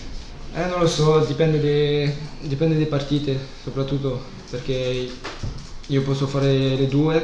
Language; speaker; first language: Italian; non-native, fluent; French